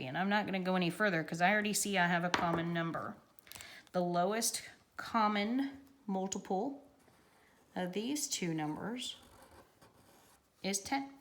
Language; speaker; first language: English; native; English